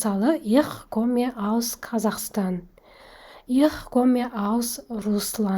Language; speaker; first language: German; non-native, fluent; Kazakh